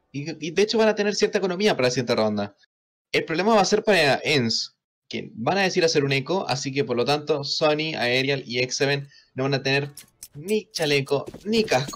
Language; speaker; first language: Spanish; native; Spanish